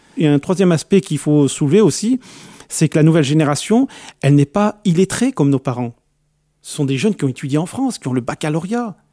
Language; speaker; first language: French; early bilingual, other home language; Arabic